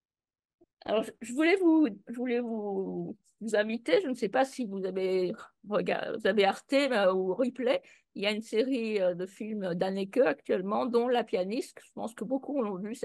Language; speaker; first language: French; native; French